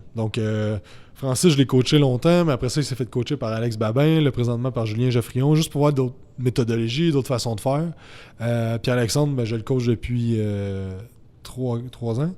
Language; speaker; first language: French; native; French